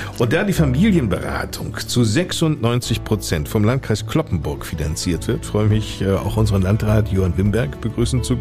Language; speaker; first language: German; native; German